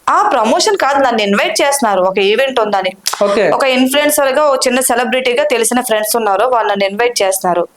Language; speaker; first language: Telugu; native; Telugu